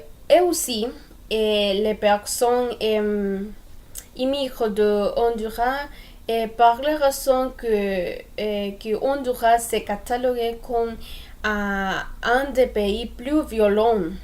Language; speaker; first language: French; non-native, learner; Spanish